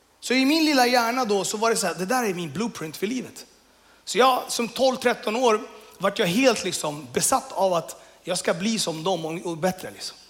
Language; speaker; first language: Swedish; early bilingual, other home language; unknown